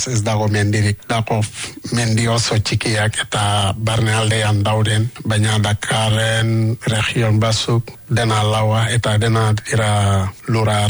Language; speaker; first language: Basque; non-native, learner; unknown